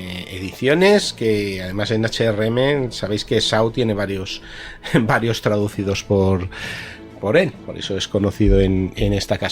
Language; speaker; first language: Spanish; native; Spanish